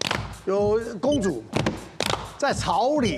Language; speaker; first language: Chinese; native; Chinese